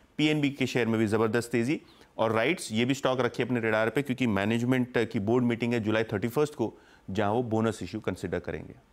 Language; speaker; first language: Hindi; native; Hindi